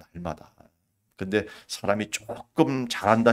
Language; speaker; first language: Korean; native; Korean